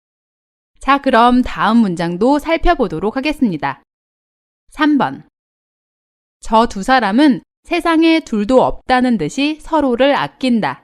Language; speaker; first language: Korean; native; Korean